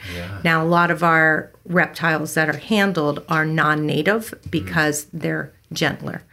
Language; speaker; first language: English; native; English